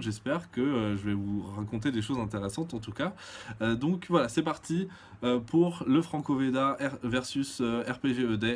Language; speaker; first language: French; native; French